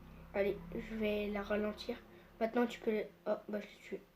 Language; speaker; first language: French; native; French